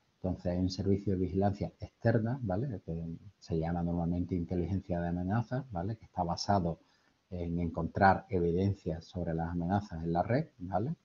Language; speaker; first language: Spanish; native; Spanish